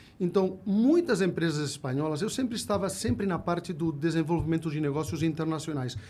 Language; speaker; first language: Portuguese; non-native, fluent; Spanish